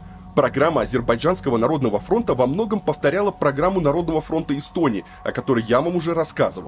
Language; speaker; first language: Russian; native; Russian